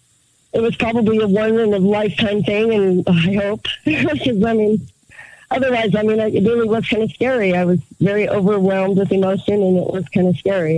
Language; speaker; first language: English; native; English